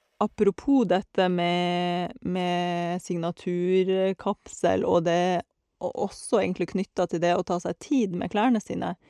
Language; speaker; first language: Norwegian; native; Norwegian